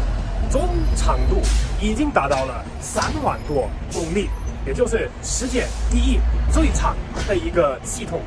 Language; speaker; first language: Chinese; non-native, fluent; German